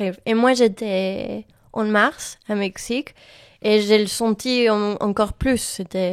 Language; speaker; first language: French; non-native, learner; Spanish